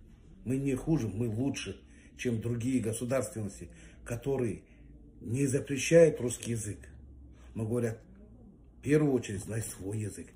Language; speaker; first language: Russian; non-native, local second language; Kazakh